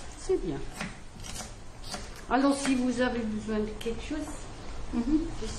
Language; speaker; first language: French; non-native, local second language; German